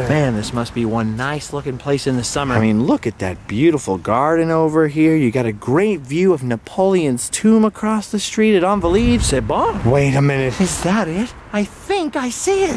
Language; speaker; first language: English; native; English